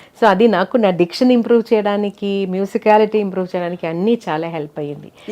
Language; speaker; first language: Telugu; non-native, fluent; Malayalam